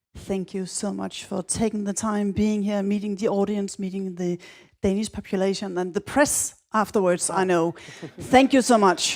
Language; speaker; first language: English; non-native, fluent; Danish